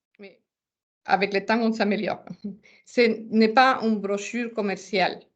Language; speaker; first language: French; non-native, fluent; Spanish